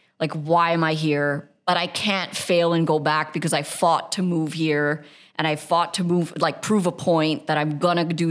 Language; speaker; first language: English; native; English